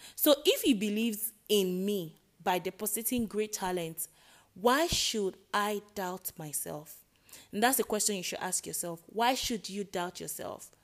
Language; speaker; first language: English; non-native, local second language; Yoruba